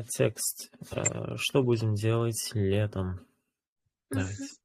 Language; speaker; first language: Russian; non-native, local second language; Uzbek